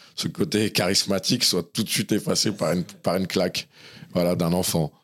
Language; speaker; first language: French; native; French